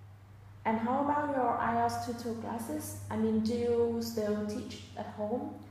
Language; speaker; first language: English; non-native, fluent; Vietnamese